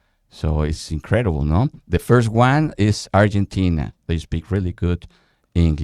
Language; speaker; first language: English; non-native, fluent; Spanish